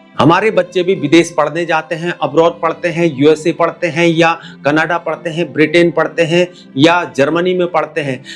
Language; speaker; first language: Hindi; native; Hindi